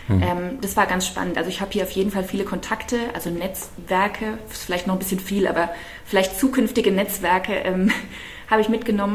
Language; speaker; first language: German; native; German